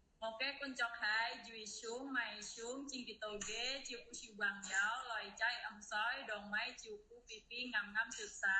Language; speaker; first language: Cantonese; non-native, learner; Indonesian